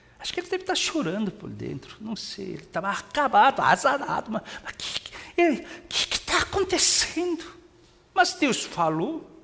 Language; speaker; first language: Portuguese; non-native, fluent; Korean